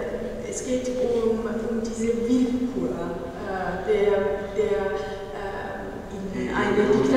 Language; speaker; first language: German; non-native, fluent; Persian